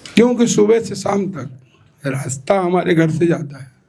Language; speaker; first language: Hindi; non-native, local second language; Marathi